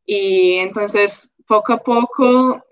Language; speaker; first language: Spanish; non-native, local second language; Italian